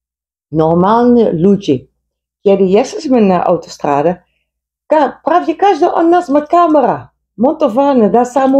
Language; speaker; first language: Polish; non-native, learner; Dutch